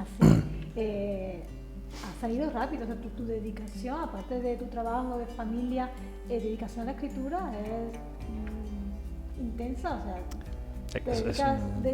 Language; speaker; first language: Spanish; native; Spanish